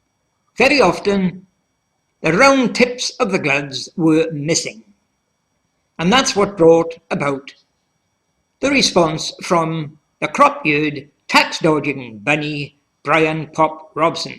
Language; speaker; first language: English; native; English